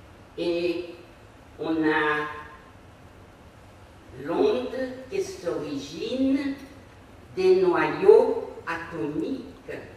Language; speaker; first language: French; non-native, fluent; Portuguese